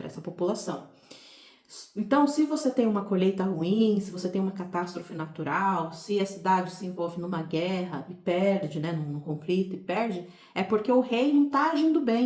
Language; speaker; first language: Portuguese; native; Portuguese